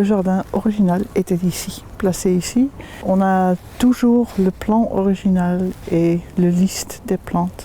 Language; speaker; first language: French; non-native, fluent; Dutch